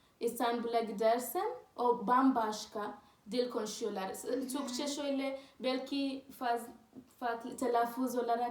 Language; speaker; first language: Turkish; non-native, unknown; Swahili